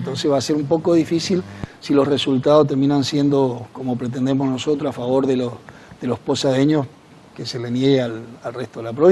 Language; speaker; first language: Spanish; native; Spanish